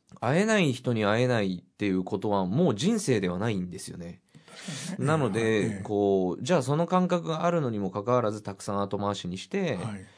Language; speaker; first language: Japanese; native; Japanese